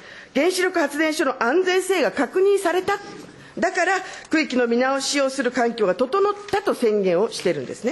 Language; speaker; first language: Japanese; native; Japanese